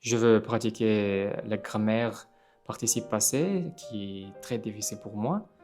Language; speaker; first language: French; non-native, learner; Kazakh